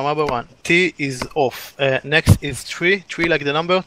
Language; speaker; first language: English; non-native, fluent; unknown